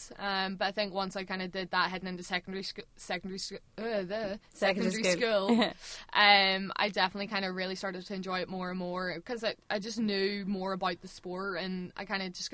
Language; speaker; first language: English; native; English